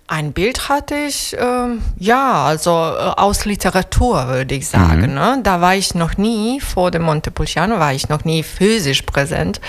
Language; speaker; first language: German; non-native, fluent; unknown